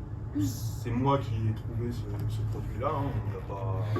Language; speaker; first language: French; native; French